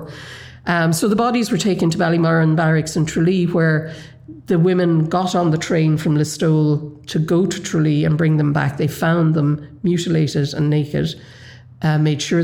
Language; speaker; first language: English; native; English